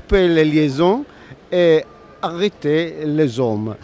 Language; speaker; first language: French; non-native, learner; Italian